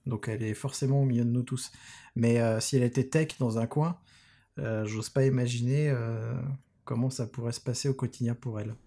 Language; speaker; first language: French; native; French